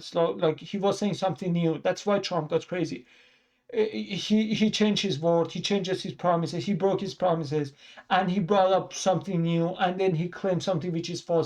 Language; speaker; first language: English; non-native, fluent; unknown